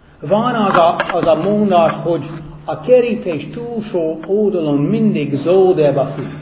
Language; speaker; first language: Hungarian; non-native, fluent; English